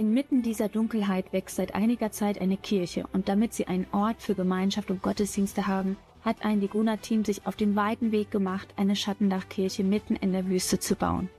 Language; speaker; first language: German; native; German